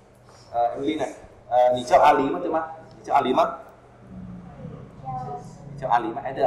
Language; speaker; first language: Vietnamese; native; Vietnamese